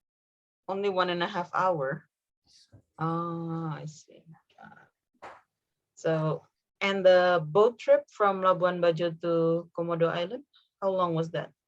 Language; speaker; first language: English; non-native, fluent; Indonesian